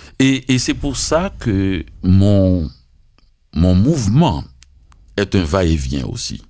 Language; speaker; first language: French; non-native, local second language; Haitian Creole